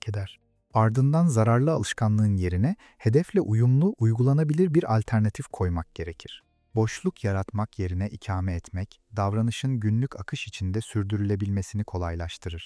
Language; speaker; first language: Turkish; native; Turkish